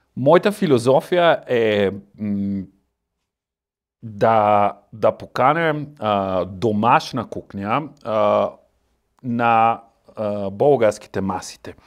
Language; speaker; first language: Bulgarian; non-native, learner; Italian